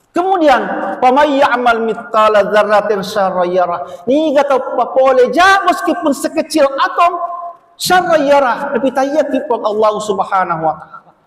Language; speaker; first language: Malay; non-native, local second language; Buginese